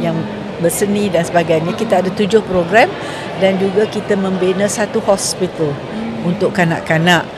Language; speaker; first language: Malay; native; Malay